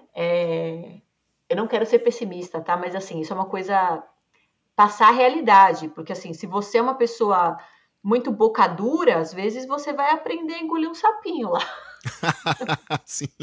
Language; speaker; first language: Portuguese; native; Portuguese